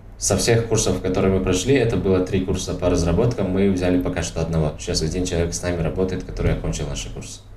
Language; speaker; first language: Russian; non-native, local second language; Tajik